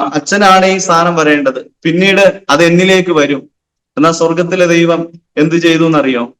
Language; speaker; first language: Malayalam; non-native, local second language; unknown